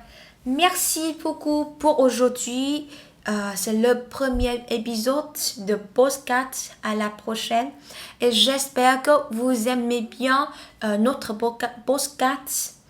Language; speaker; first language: French; non-native, learner; Vietnamese